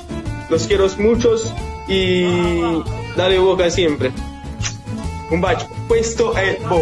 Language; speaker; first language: Spanish; non-native, learner; Italian